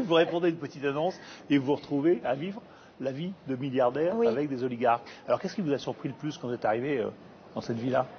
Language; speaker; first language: French; native; French